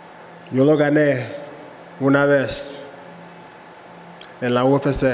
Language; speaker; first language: Spanish; early bilingual, heritage; English